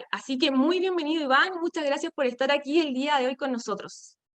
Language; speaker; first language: Spanish; native; Spanish